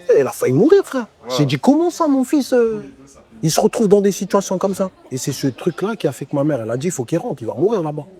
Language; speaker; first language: French; early bilingual, other home language; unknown